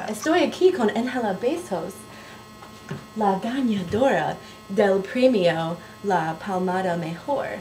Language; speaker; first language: Spanish; non-native, learner; English